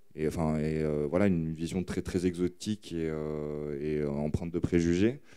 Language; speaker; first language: French; native; French